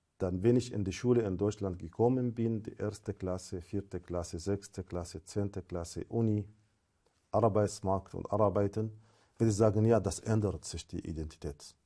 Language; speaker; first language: German; non-native, fluent; Arabic